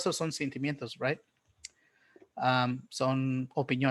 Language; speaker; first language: Spanish; early bilingual, heritage; Spanish